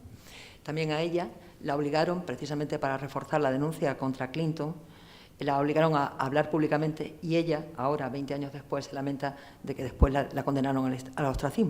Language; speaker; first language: Spanish; native; Spanish